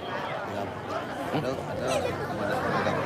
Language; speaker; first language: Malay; non-native, local second language; Balinese